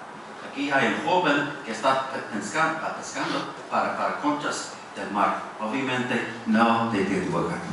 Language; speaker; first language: Spanish; non-native, fluent; English